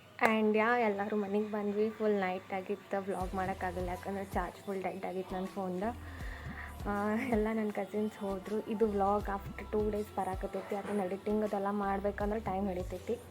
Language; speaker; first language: Kannada; non-native, local second language; Lambadi